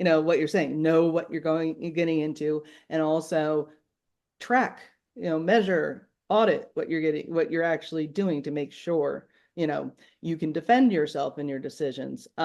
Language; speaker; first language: English; native; English